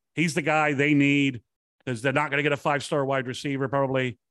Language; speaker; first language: English; native; English